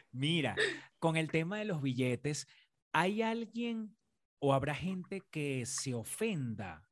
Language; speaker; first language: Spanish; native; Spanish